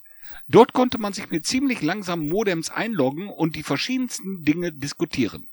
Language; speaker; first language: German; native; German